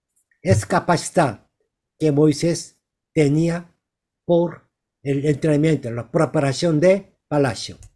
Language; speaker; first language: Spanish; non-native, learner; Korean